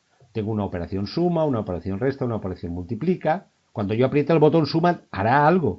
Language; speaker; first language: Spanish; native; Spanish